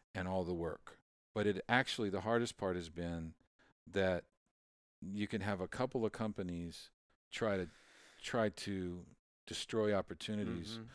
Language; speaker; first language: English; native; English